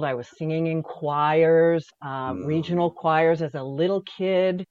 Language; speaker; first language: English; native; English